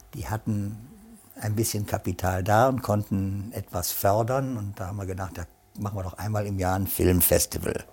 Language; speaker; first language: German; native; German